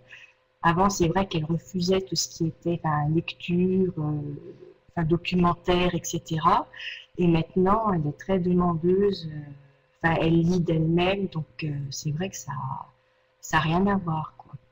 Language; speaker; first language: French; native; French